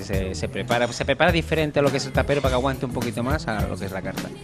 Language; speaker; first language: Spanish; native; Spanish